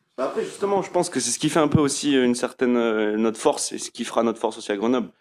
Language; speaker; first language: French; native; French